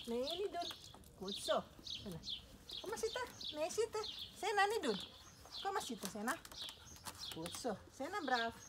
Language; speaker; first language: Dutch; non-native, learner; Indonesian